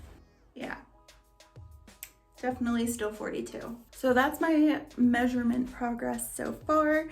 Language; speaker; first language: English; native; English